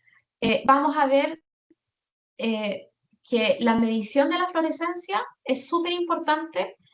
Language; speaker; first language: Spanish; native; Spanish